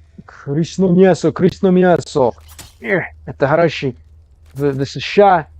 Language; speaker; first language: Russian; non-native, learner; English